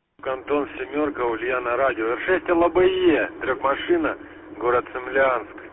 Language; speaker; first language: Russian; native; Russian